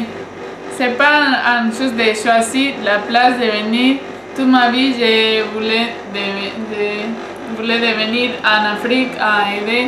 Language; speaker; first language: French; non-native, learner; Spanish